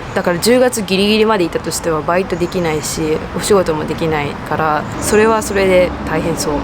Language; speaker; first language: Japanese; early bilingual, heritage; Japanese